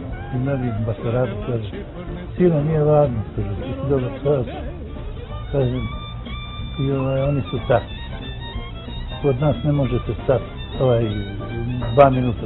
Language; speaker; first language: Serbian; non-native, local second language; Romany